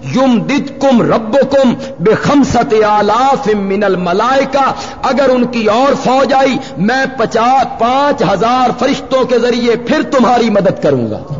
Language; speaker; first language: Urdu; non-native, local second language; Punjabi